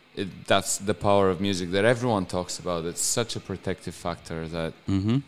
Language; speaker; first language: English; non-native, fluent; Bulgarian